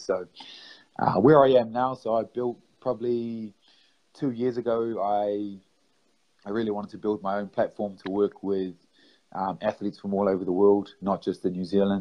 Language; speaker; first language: English; native; English